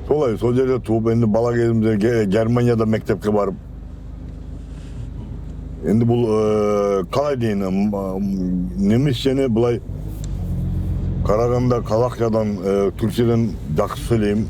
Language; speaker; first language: Kazakh; early bilingual, heritage; German